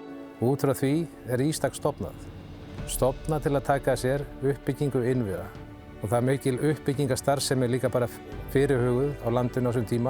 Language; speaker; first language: Icelandic; native; Icelandic